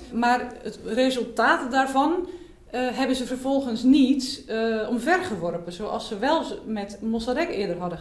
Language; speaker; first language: Dutch; native; Dutch